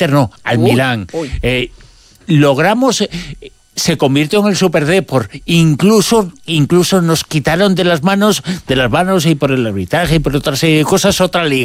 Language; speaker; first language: Spanish; native; Spanish